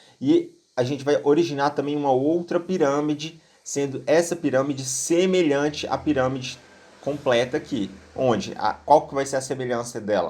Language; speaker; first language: Portuguese; native; Portuguese